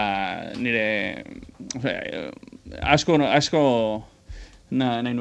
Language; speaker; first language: Basque; non-native, local second language; Spanish